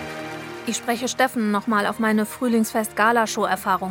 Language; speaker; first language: German; native; German